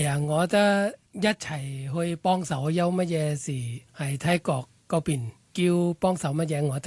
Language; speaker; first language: Cantonese; non-native, fluent; Thai